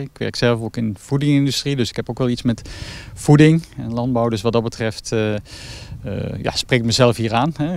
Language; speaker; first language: Dutch; native; Dutch